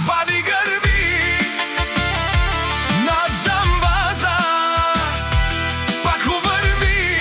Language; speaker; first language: Bulgarian; non-native, local second language; Romany